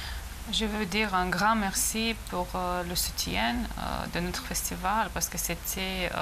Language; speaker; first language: French; non-native, fluent; Romanian